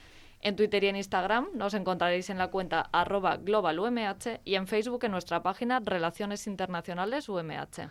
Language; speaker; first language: Spanish; native; Spanish